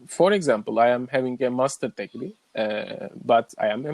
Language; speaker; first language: English; non-native, learner; Turkish